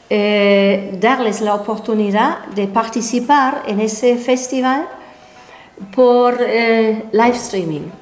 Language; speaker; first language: Spanish; non-native, fluent; German